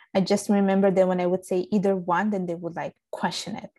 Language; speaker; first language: English; non-native, fluent; Italian